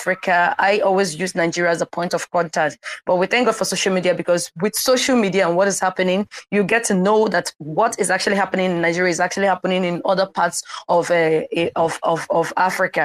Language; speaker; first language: English; non-native, local second language; Igbo